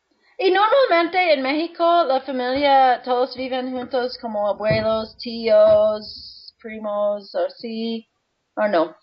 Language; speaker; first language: Spanish; non-native, fluent; English